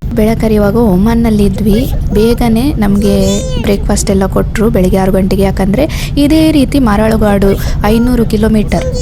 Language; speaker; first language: Kannada; non-native, local second language; Konkani